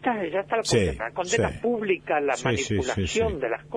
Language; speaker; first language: Spanish; native; Spanish